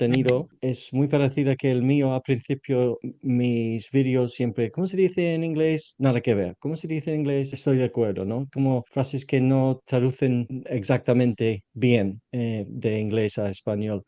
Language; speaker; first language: Spanish; non-native, learner; English